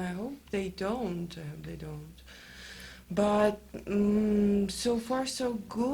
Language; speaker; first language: English; non-native, fluent; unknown